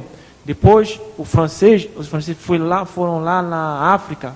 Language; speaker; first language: Portuguese; non-native, fluent; Haitian Creole